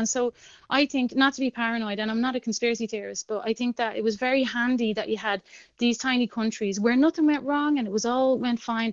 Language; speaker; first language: English; native; English